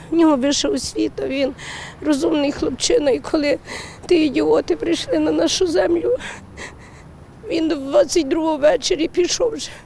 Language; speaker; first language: Ukrainian; native; Ukrainian